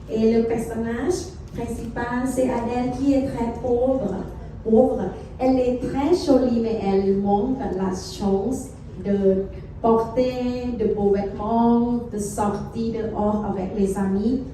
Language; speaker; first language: French; non-native, fluent; Thai